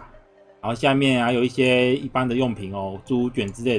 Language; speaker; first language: Chinese; native; Chinese